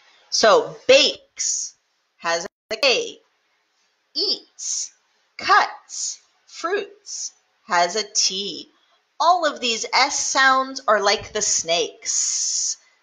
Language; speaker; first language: English; native; English